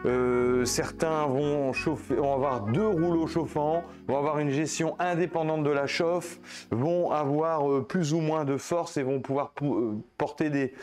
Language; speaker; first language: French; native; French